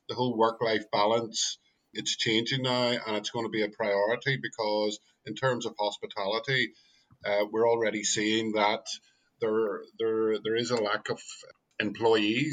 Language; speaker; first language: English; native; English